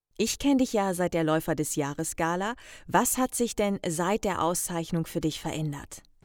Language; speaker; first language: German; native; German